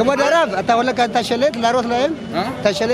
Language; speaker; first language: Hebrew; non-native, learner; Amharic